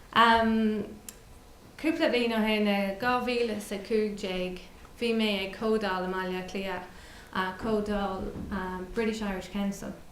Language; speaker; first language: Irish; non-native, local second language; English